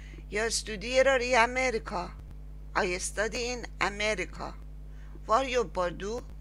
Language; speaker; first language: Swedish; non-native, fluent; Persian